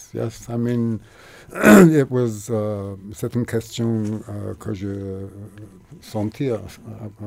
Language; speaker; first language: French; non-native, learner; English